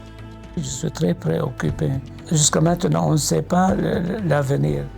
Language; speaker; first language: French; non-native, fluent; Arabic